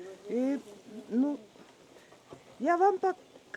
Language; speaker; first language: Russian; non-native, learner; Latvian